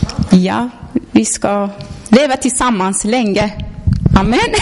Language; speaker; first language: Swedish; non-native, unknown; Persian